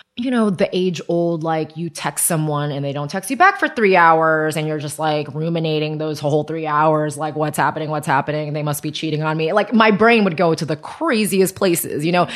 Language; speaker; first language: English; early bilingual, other home language; Chinese